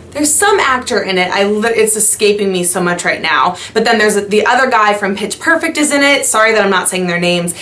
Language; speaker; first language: English; native; English